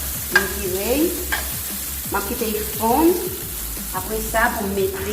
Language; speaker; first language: French; non-native, learner; Haitian Creole